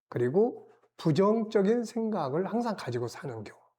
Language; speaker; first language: Korean; native; Korean